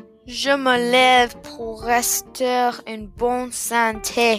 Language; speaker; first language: French; non-native, learner; English